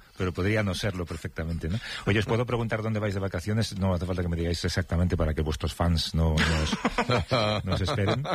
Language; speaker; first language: Spanish; native; Spanish